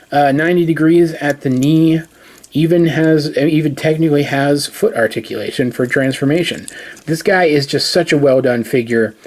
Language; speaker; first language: English; native; English